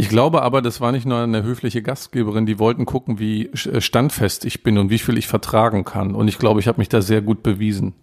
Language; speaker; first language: German; native; German